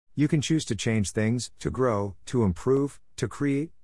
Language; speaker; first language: English; non-native, local second language; Bemba